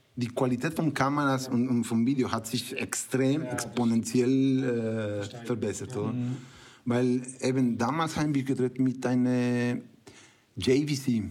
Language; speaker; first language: German; non-native, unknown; Spanish